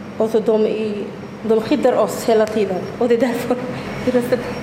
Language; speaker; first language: Swedish; non-native, learner; Somali